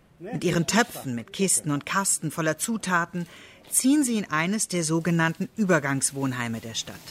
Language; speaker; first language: German; native; German